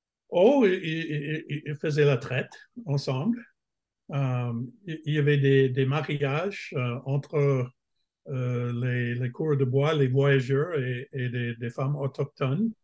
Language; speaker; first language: French; non-native, fluent; English